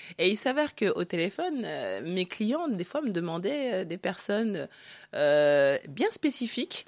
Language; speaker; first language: French; early bilingual, other home language; Lingala